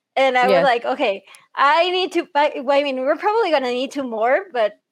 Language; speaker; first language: English; early bilingual, other home language; Spanish